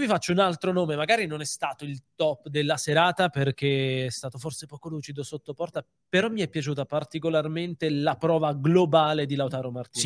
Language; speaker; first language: Italian; native; Italian